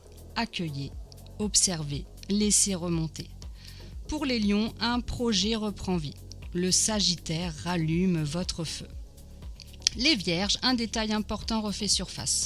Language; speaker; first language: French; native; French